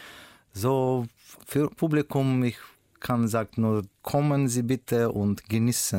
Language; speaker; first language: German; non-native, learner; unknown